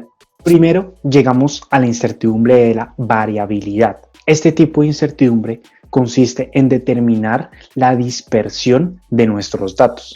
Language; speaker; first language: Spanish; native; Spanish